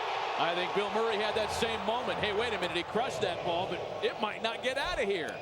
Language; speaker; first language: English; native; English